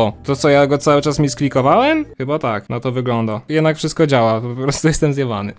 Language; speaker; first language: Polish; native; Polish